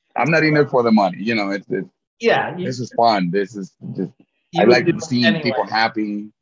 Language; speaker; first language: English; early bilingual, other home language; Spanish